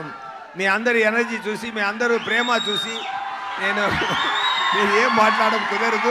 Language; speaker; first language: Telugu; non-native, learner; Tamil